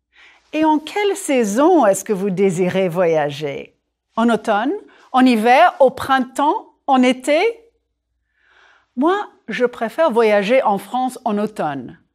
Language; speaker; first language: French; non-native, fluent; English